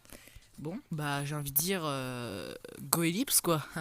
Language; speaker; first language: French; native; French